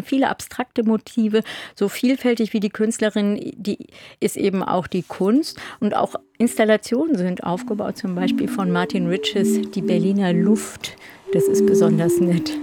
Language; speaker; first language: German; native; German